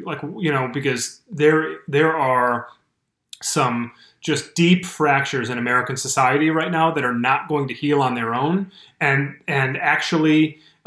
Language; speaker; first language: English; native; English